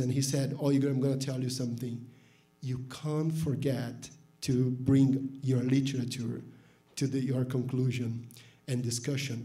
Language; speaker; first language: English; non-native, fluent; Portuguese